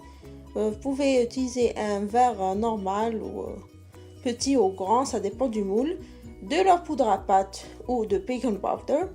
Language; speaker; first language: French; non-native, local second language; Arabic